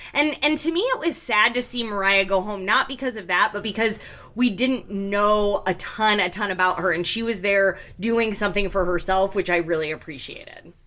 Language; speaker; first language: English; native; English